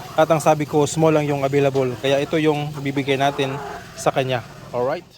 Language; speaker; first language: Filipino; native; Filipino